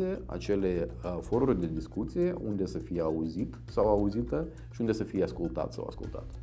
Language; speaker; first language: Romanian; native; Romanian